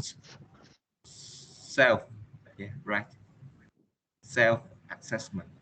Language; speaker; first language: English; non-native, learner; Vietnamese